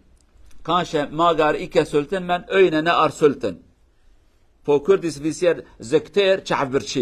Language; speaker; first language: Norwegian; non-native, learner; Kurdish